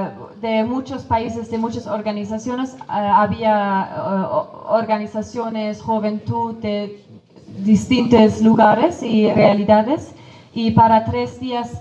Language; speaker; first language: Spanish; non-native, fluent; Kurdish